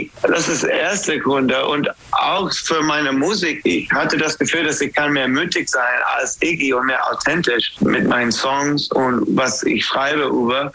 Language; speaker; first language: German; non-native, learner; English